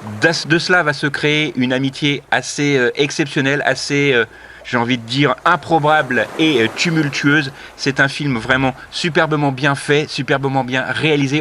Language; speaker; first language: French; native; French